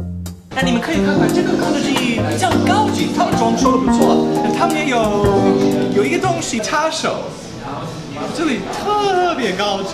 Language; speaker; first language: Chinese; non-native, fluent; English